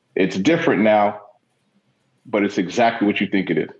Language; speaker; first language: English; native; English